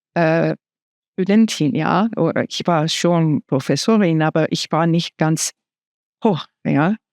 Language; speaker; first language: German; non-native, fluent; English